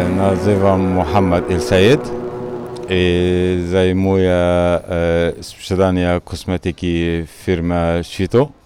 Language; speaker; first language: Polish; non-native, learner; Arabic